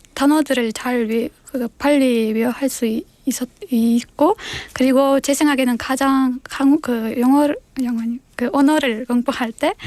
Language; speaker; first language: Korean; non-native, fluent; Kyrgyz